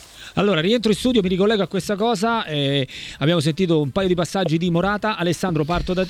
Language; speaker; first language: Italian; native; Italian